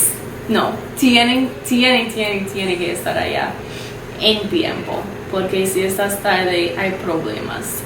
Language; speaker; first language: Spanish; non-native, learner; English